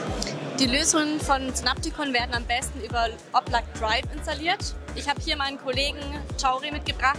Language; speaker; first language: German; native; German